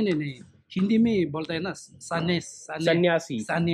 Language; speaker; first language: Hindi; non-native, fluent; Tibetan